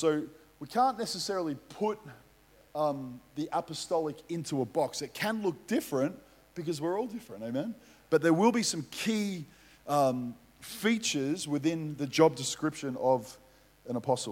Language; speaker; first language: English; native; English